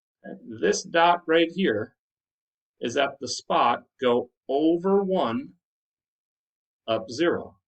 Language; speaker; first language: English; native; English